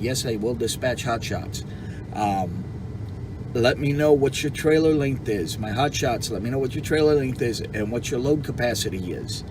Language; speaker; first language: English; native; English